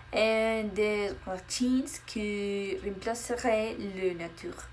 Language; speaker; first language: French; non-native, learner; Spanish